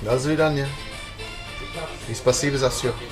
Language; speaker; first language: Russian; non-native, learner; English